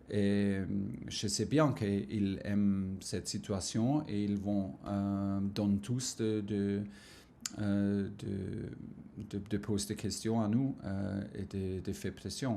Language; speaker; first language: French; non-native, learner; German